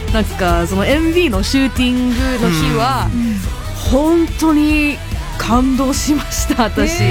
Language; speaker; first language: Japanese; non-native, fluent; English